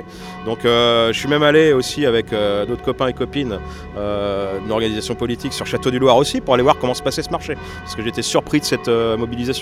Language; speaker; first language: French; native; French